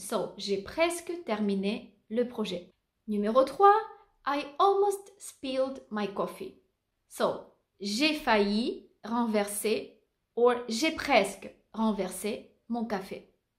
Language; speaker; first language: French; native; French